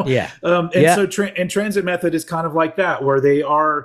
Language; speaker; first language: English; native; English